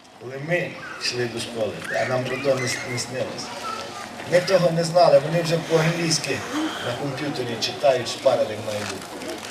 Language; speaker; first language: Ukrainian; native; Ukrainian